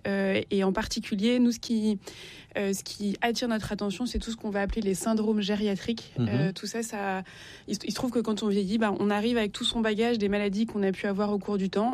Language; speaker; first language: French; native; French